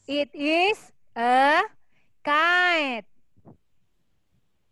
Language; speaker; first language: English; non-native, fluent; Indonesian